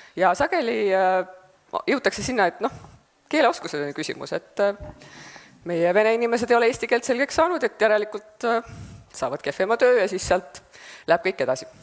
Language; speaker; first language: Estonian; native; Estonian